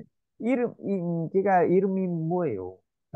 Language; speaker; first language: Korean; non-native, learner; Vietnamese